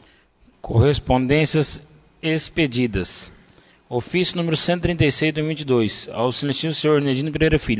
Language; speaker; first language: Portuguese; native; Portuguese